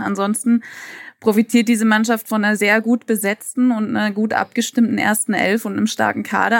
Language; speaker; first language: German; native; German